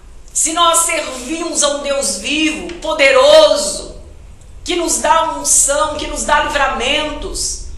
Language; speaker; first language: Portuguese; native; Portuguese